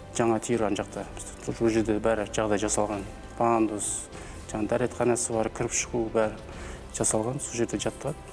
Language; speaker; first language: Kazakh; native; Kazakh